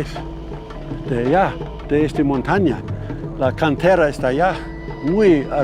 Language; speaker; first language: Spanish; non-native, fluent; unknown